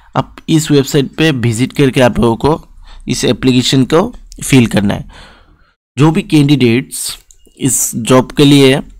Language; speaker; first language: Hindi; non-native, local second language; Bangla